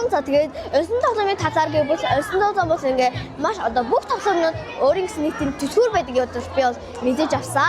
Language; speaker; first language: Mongolian; native; Mongolian